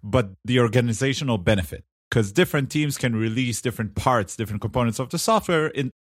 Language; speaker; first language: English; non-native, fluent; Hebrew